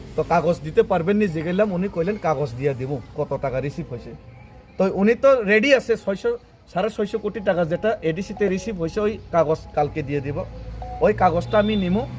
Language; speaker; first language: Bangla; non-native, local second language; Kok Borok